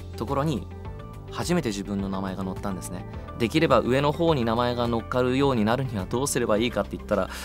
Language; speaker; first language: Japanese; early bilingual, heritage; Japanese